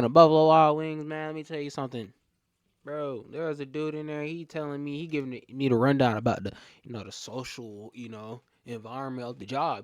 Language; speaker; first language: English; native; English